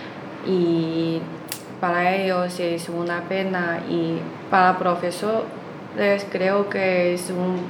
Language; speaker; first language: Spanish; non-native, learner; Chinese